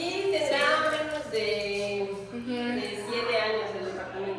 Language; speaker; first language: Spanish; native; Spanish